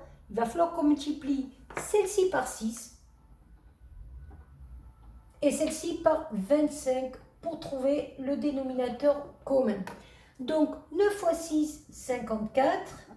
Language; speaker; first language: French; native; French